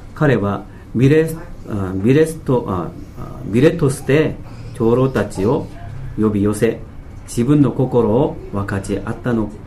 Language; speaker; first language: Japanese; non-native, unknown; Korean